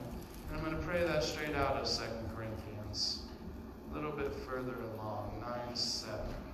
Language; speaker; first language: English; native; English